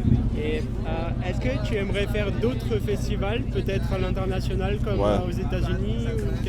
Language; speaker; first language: French; native; French